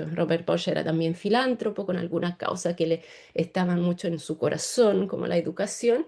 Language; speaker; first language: Spanish; non-native, fluent; Italian